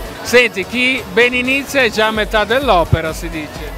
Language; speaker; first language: Italian; native; Italian